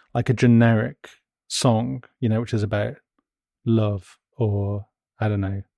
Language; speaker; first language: English; native; English